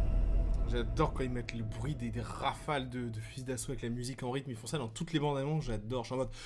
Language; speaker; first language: French; native; French